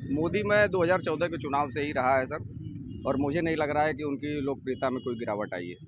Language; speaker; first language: Hindi; native; Hindi